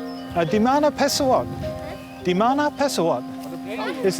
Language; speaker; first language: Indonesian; non-native, learner; English